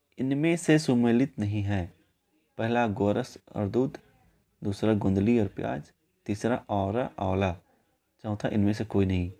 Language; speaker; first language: Hindi; native; Hindi